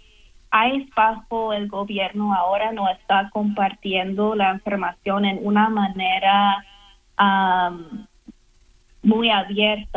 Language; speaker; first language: Spanish; non-native, fluent; English